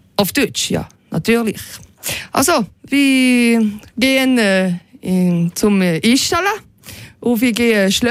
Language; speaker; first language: German; non-native, local second language; French